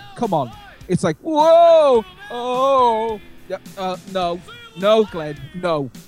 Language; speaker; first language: English; native; English